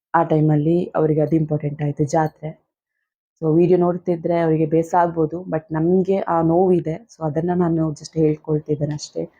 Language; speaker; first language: Kannada; non-native, local second language; Tulu